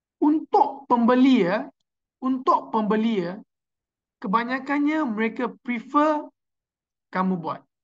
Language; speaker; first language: Malay; native; Malay